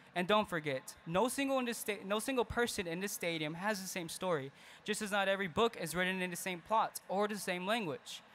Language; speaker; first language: English; early bilingual, other home language; Spanish